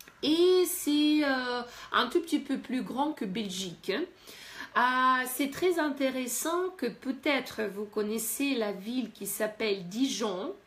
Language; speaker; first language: French; non-native, fluent; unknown